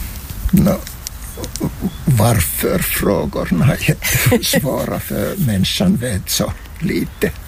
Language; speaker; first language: Swedish; non-native, local second language; Finnish